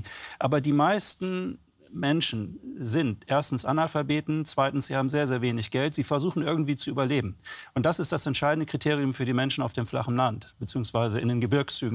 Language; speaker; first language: German; native; German